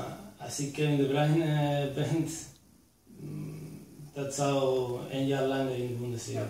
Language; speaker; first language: Dutch; non-native, fluent; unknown